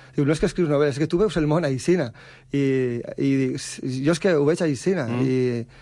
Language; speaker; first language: Catalan; native; Catalan